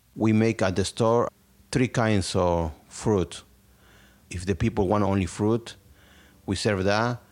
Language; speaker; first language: English; non-native, learner; Spanish